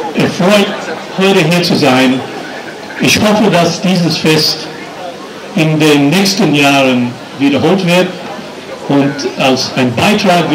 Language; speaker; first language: German; non-native, fluent; English